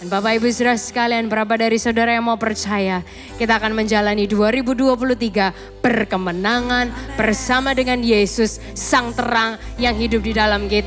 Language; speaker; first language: Indonesian; native; Indonesian